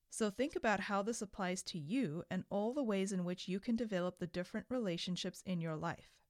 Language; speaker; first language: English; native; English